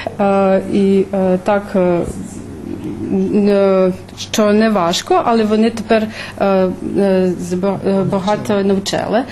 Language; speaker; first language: Ukrainian; early bilingual, heritage; Ukrainian